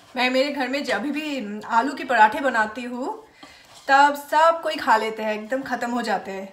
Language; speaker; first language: Hindi; non-native, local second language; Bangla